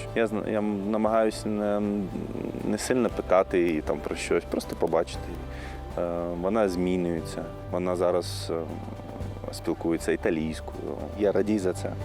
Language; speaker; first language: Ukrainian; early bilingual, heritage; Arabic